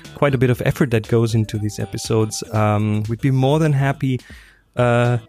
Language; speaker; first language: English; non-native, fluent; German